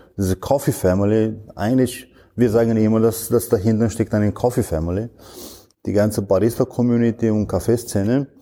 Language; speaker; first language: German; non-native, fluent; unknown